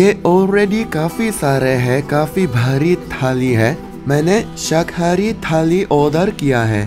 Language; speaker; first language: Hindi; non-native, fluent; Japanese